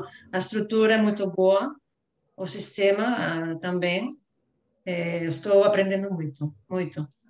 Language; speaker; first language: Portuguese; non-native, fluent; Spanish